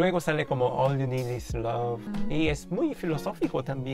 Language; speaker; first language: Spanish; non-native, fluent; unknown